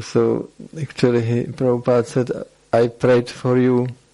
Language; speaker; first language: English; non-native, fluent; Czech